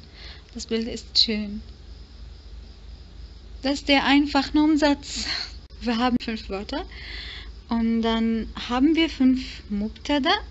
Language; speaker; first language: German; non-native, fluent; Arabic